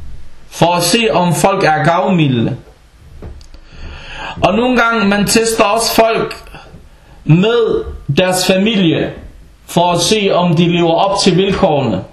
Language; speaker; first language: Danish; non-native, fluent; Arabic